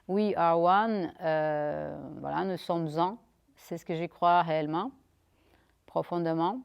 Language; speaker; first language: French; non-native, fluent; Portuguese